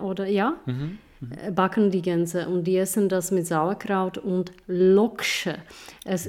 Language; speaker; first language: German; non-native, fluent; Czech